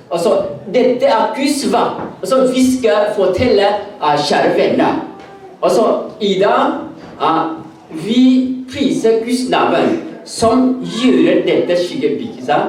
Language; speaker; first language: Norwegian; non-native, learner; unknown